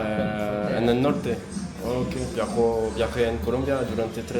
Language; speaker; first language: Spanish; non-native, learner; French